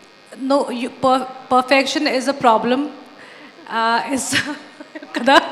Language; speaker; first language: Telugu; non-native, fluent; Hindi